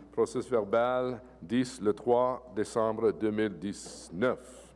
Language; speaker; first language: French; non-native, local second language; English